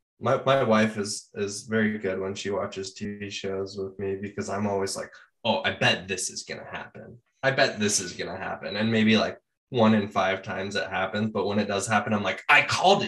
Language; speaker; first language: English; native; English